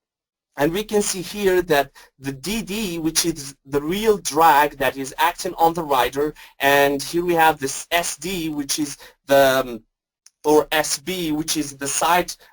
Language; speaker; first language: English; non-native, fluent; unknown